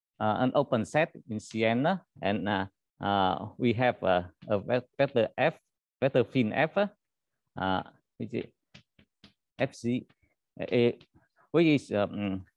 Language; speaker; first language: English; non-native, learner; Vietnamese